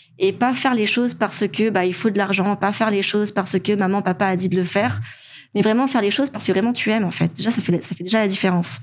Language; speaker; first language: French; non-native, local second language; Malagasy